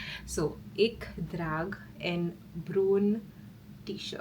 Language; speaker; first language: Dutch; non-native, learner; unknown